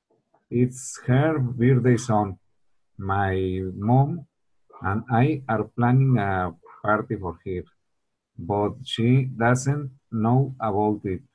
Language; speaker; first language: English; non-native, learner; Spanish